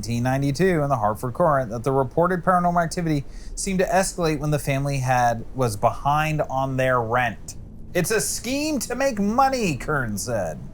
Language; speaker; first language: English; native; English